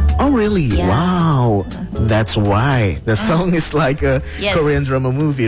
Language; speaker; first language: English; non-native, fluent; Indonesian